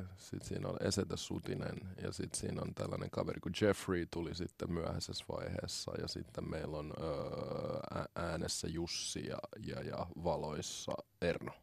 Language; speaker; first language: Finnish; early bilingual, other home language; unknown